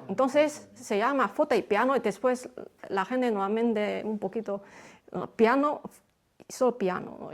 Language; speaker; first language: Spanish; non-native, fluent; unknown